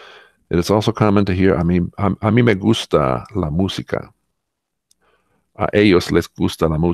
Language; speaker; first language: Spanish; non-native, learner; English